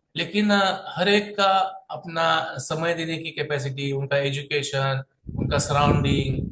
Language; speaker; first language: Hindi; non-native, local second language; Marathi